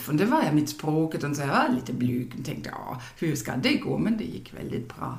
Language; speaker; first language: Swedish; non-native, fluent; German